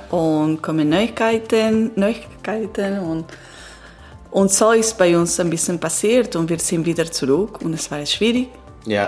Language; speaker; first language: German; non-native, learner; Italian